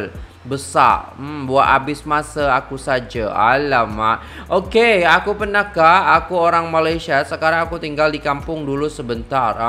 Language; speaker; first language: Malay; non-native, local second language; Javanese